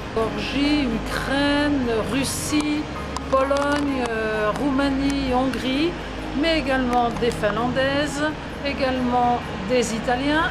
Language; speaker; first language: French; native; French